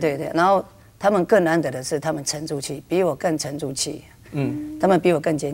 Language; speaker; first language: Chinese; native; Chinese